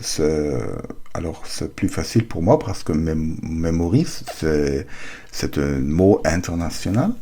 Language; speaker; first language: French; non-native, learner; German